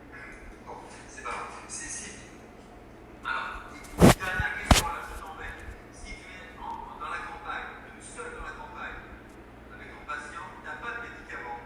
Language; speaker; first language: French; native; French